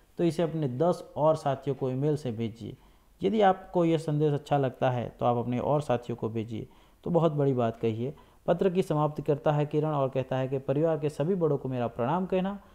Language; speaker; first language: Hindi; non-native, local second language; Gujarati